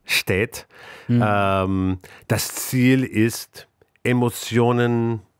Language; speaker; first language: German; non-native, learner; English